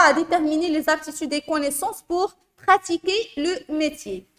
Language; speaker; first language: French; non-native, local second language; Arabic